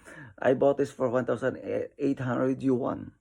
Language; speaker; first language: English; non-native, local second language; Filipino